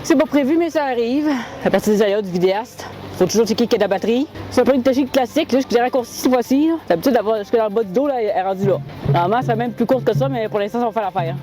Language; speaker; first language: French; native; French